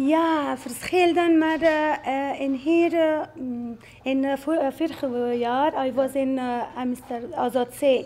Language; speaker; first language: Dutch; non-native, learner; Persian